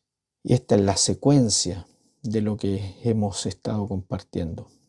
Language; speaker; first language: Spanish; native; Spanish